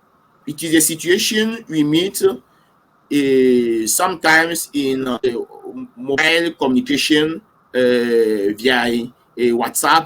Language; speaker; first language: English; non-native, learner; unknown